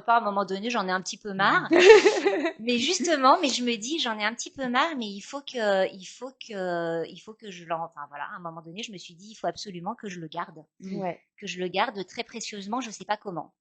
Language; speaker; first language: French; native; French